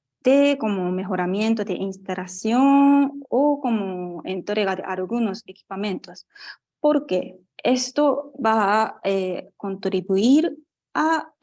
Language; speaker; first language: Spanish; non-native, fluent; Japanese